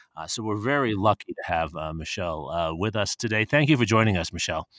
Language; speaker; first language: English; native; English